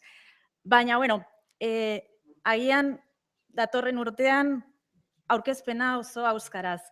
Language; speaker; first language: Basque; non-native, local second language; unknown